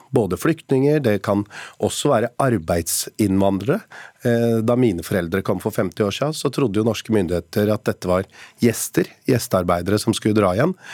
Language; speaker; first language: Norwegian; early bilingual, other home language; Punjabi